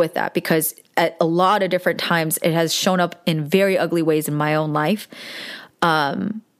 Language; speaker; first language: English; early bilingual, other home language; Korean